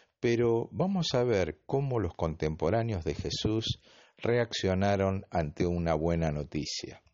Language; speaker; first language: Spanish; native; Spanish